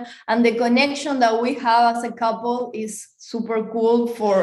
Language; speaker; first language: English; non-native, fluent; Spanish